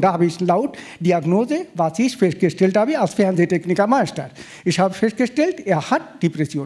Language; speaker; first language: German; non-native, fluent; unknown